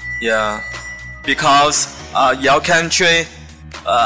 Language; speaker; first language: English; non-native, learner; Bangla